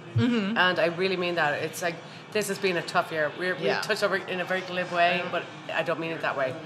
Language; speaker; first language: English; native; English